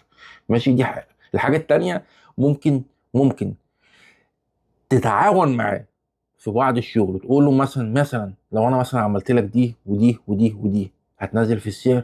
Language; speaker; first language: Arabic; native; Arabic